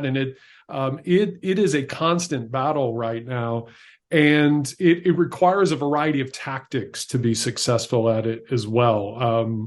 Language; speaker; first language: English; native; English